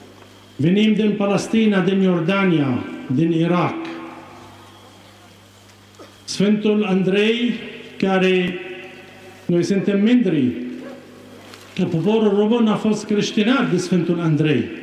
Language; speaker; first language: Romanian; non-native, fluent; Arabic